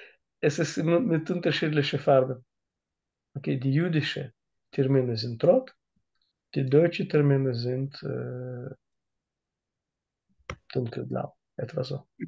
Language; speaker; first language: German; non-native, learner; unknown